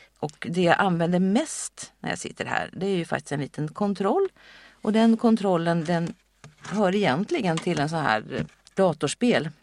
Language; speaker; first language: Swedish; native; Swedish